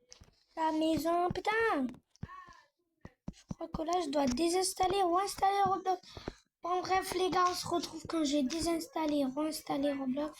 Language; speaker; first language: French; native; French